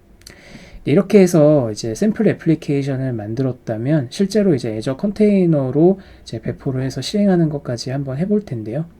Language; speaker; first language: Korean; native; Korean